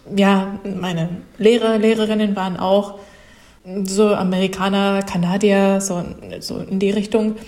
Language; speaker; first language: German; non-native, fluent; Japanese